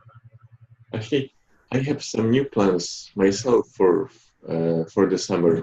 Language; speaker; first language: English; non-native, fluent; Polish